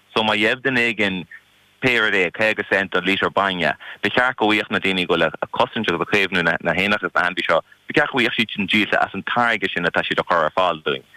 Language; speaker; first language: Irish; non-native, local second language; English